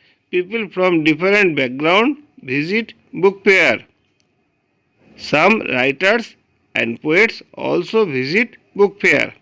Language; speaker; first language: English; non-native, local second language; Bangla